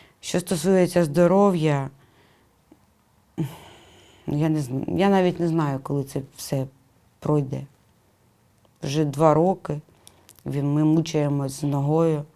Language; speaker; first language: Ukrainian; native; Ukrainian